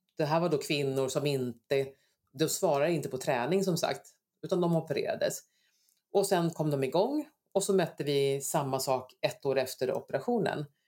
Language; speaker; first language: Swedish; native; Swedish